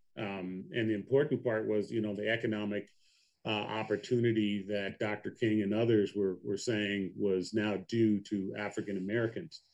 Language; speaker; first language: English; native; English